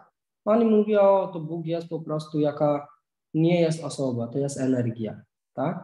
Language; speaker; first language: Polish; non-native, learner; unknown